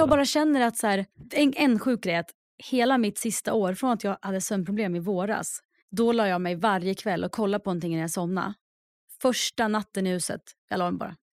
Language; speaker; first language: Swedish; native; Swedish